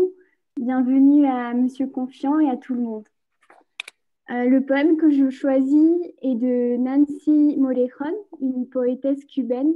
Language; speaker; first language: French; non-native, fluent; Spanish